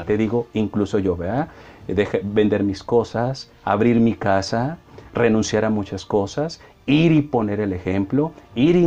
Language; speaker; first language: Spanish; native; Spanish